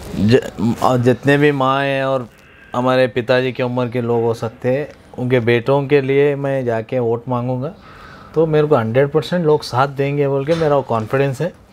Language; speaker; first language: Hindi; non-native, local second language; Urdu